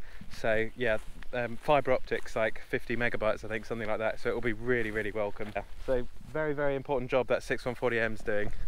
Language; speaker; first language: English; native; English